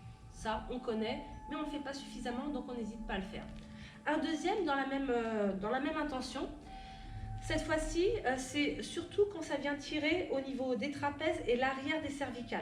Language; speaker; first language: French; native; French